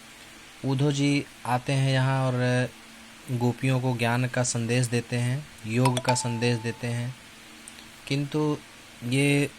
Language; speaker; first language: Hindi; native; Hindi